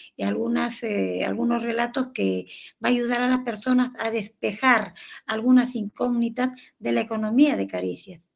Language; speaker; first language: Spanish; native; Spanish